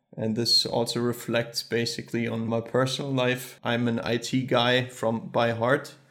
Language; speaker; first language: English; early bilingual, other home language; German